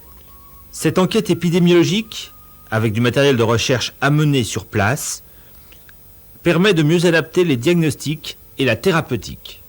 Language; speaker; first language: French; native; French